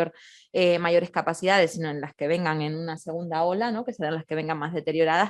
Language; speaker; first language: Spanish; native; Spanish